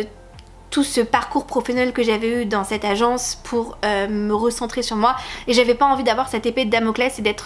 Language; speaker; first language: French; native; French